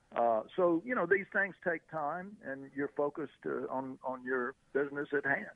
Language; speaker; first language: English; native; English